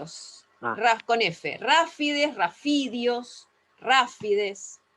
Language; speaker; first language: Spanish; native; Spanish